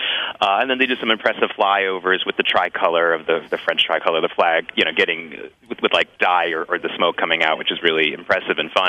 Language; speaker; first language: English; native; English